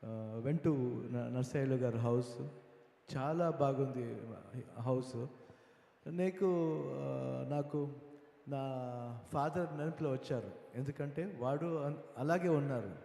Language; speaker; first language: Telugu; non-native, learner; Kannada